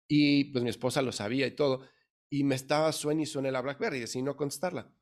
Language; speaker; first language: Spanish; native; Spanish